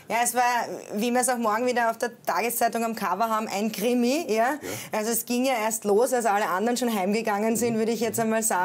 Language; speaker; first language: German; native; German